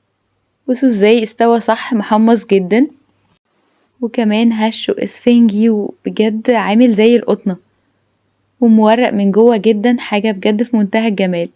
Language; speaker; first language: Arabic; native; Arabic